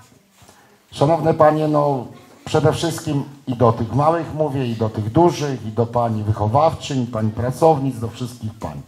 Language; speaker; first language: Polish; native; Polish